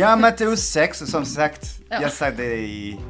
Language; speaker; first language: Swedish; non-native, fluent; French